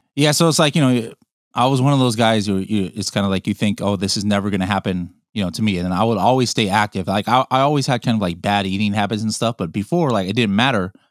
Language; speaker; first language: English; native; English